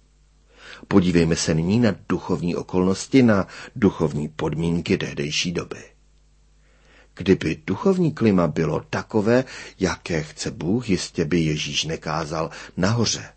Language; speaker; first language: Czech; native; Czech